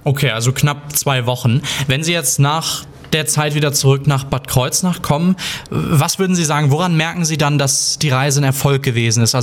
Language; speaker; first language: German; native; German